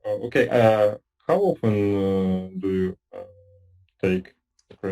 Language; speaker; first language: English; non-native, learner; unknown